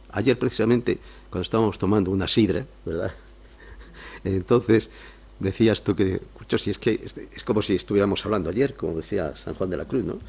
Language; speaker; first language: Spanish; native; Spanish